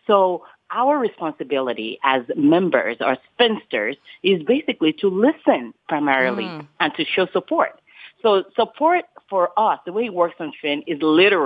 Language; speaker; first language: English; non-native, local second language; Yoruba